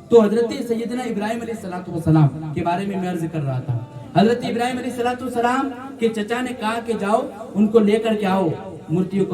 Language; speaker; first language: Urdu; native; Urdu